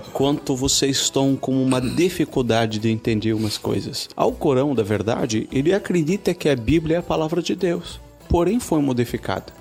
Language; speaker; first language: Portuguese; non-native, fluent; Arabic